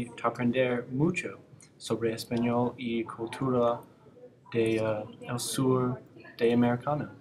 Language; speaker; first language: Spanish; non-native, learner; English